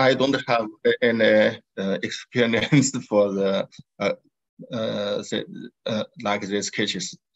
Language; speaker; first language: English; non-native, learner; Chinese